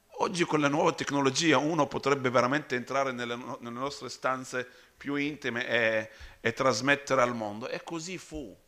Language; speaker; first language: Italian; non-native, fluent; Arabic